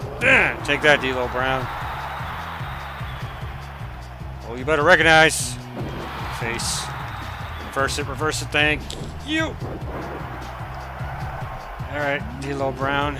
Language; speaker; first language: English; native; English